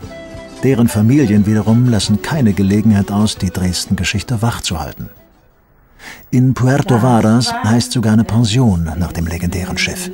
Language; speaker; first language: German; native; German